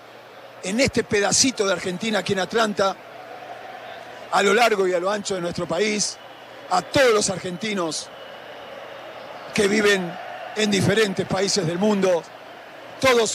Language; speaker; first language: Spanish; native; Spanish